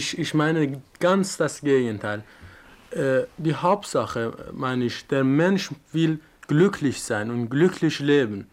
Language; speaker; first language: German; non-native, fluent; Persian